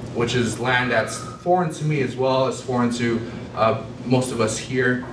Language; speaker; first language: English; native; English